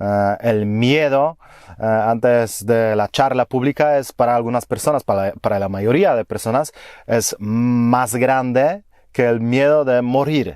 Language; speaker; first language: Spanish; non-native, fluent; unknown